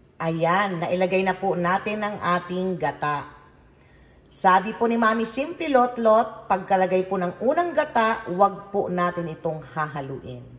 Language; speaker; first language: Filipino; non-native, local second language; Iloko